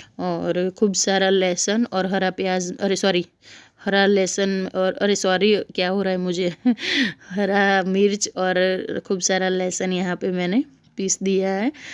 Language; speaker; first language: Hindi; non-native, local second language; Gujarati